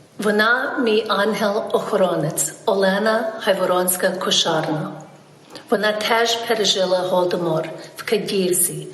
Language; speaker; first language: Ukrainian; early bilingual, heritage; Ukrainian